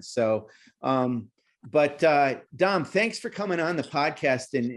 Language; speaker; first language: English; native; English